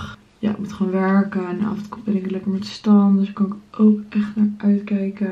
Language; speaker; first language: Dutch; native; Dutch